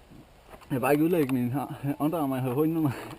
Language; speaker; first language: Danish; native; Danish